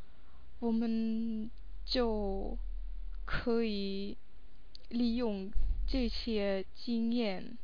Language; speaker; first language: Chinese; non-native, fluent; English